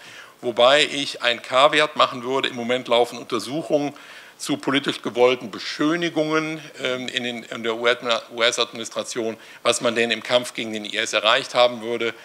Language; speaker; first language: German; native; German